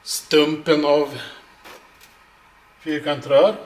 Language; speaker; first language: Swedish; native; Swedish